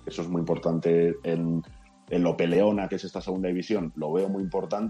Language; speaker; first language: Spanish; native; Spanish